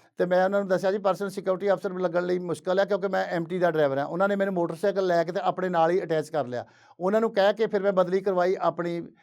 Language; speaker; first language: Punjabi; native; Punjabi